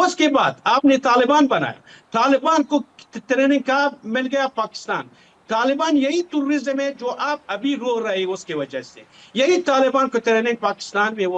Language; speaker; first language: Hindi; non-native, learner; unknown